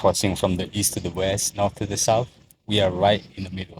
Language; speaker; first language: English; non-native, learner; Indonesian